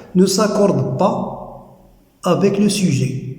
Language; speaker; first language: French; non-native, local second language; Arabic